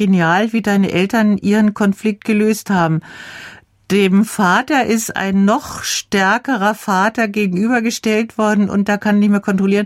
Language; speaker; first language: German; native; German